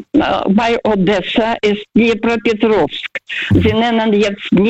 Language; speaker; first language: German; non-native, fluent; Russian